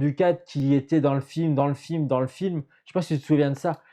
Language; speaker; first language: French; native; French